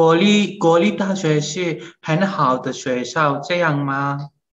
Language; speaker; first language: Chinese; non-native, learner; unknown